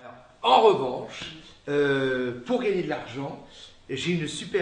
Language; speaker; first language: French; native; French